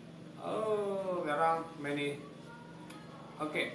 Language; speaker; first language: English; non-native, learner; Javanese